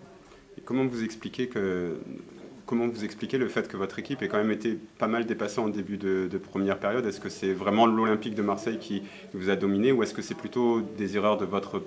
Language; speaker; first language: French; native; French